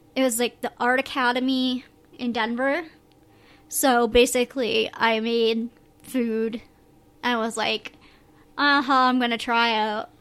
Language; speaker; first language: English; native; English